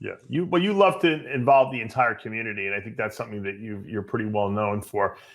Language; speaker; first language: English; native; English